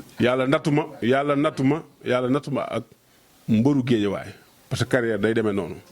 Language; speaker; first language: Wolof; native; Wolof